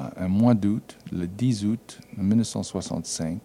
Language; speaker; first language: French; non-native, fluent; English